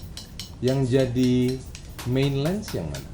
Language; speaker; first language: Indonesian; native; Indonesian